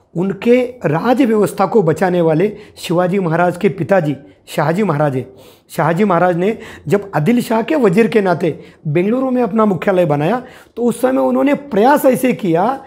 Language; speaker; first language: Hindi; non-native, local second language; Marathi